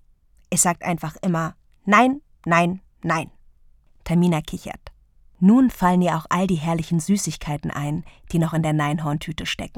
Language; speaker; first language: German; native; German